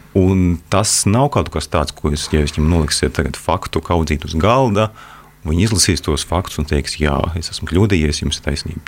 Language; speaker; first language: Latvian; native; Latvian